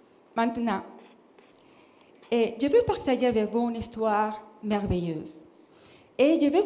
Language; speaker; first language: French; non-native, fluent; Spanish